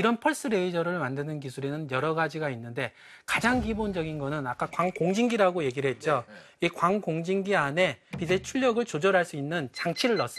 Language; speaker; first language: Korean; native; Korean